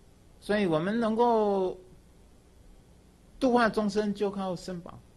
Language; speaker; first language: Chinese; native; Chinese